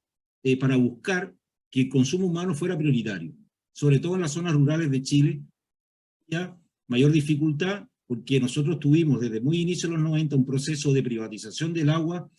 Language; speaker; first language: Spanish; native; Spanish